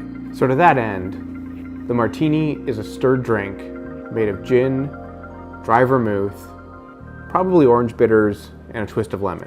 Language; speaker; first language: English; native; English